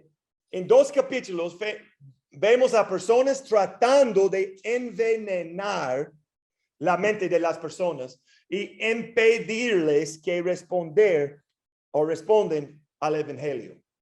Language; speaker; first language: Spanish; non-native, fluent; English